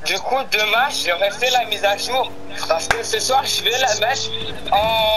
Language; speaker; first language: French; native; French